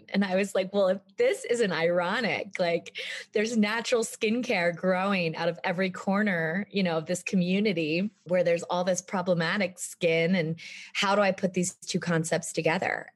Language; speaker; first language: English; native; English